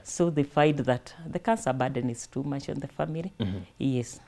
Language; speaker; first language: English; non-native, local second language; Kikuyu